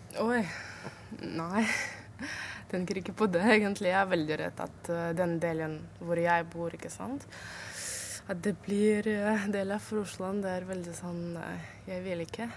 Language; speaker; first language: Norwegian; non-native, fluent; Russian